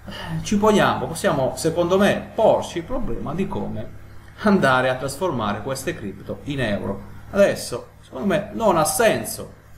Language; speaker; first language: Italian; native; Italian